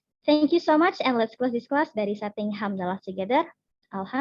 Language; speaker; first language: English; non-native, learner; Indonesian